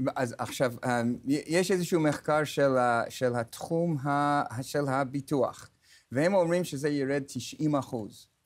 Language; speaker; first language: Hebrew; non-native, fluent; English